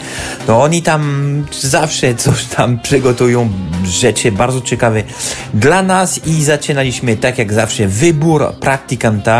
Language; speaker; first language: Polish; non-native, fluent; French